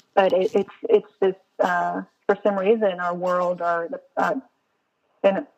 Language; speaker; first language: English; non-native, fluent; Portuguese